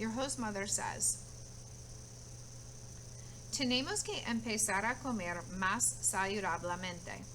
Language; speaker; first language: Spanish; non-native, fluent; English